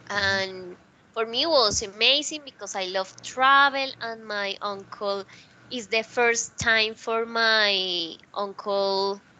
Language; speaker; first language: English; non-native, learner; Spanish